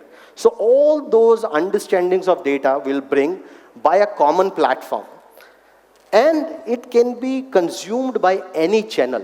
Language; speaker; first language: English; non-native, local second language; Hindi